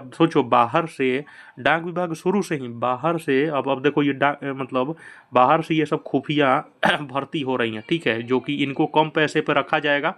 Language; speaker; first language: Hindi; native; Hindi